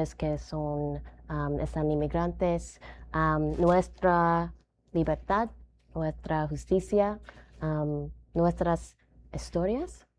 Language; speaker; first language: Spanish; non-native, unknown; English